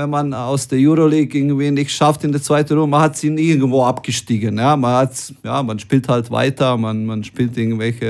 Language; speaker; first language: German; non-native, fluent; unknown